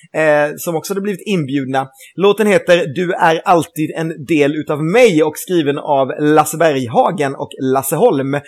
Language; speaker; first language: Swedish; native; Swedish